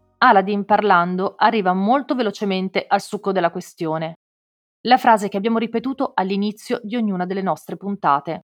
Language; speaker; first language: Italian; native; Italian